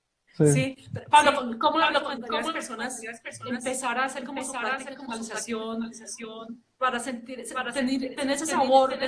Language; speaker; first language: Spanish; native; Spanish